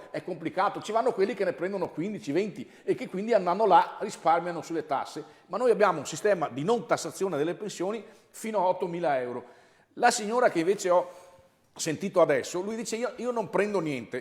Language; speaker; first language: Italian; native; Italian